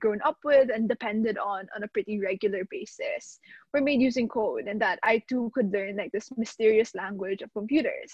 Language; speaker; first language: English; non-native, local second language; Filipino